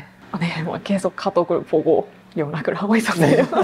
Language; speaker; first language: Korean; non-native, fluent; Japanese